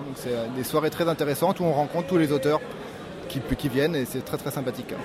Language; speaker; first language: French; native; French